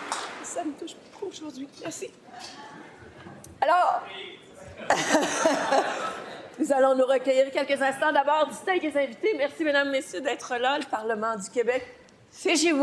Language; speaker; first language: French; native; French